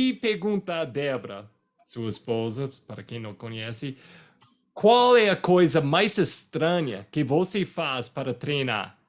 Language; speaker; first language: Portuguese; non-native, fluent; English